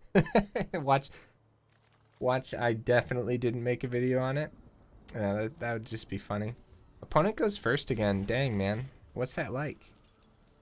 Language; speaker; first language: English; native; English